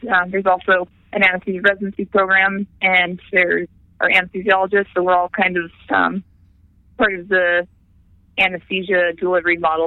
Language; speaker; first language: English; native; English